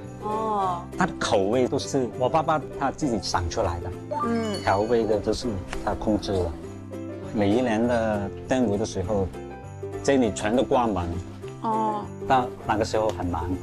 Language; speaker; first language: Chinese; non-native, local second language; Cantonese